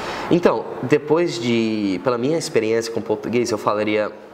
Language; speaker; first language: Portuguese; non-native, fluent; English